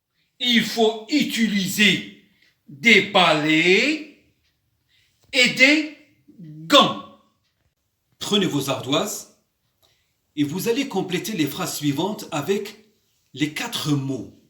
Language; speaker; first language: French; non-native, local second language; Arabic